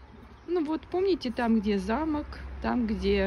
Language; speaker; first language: Russian; native; Russian